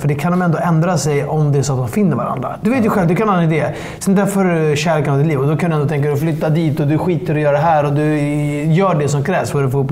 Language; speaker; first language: Swedish; native; Swedish